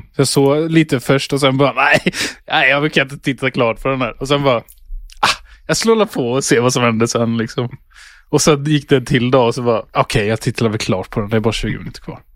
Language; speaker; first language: Swedish; native; Swedish